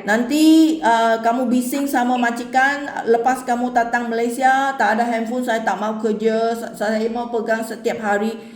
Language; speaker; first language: Malay; non-native, local second language; Chinese